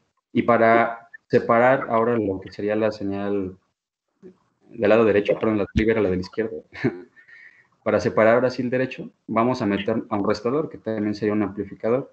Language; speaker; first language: Spanish; native; Spanish